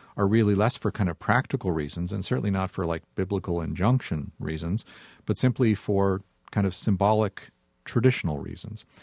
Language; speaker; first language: English; native; English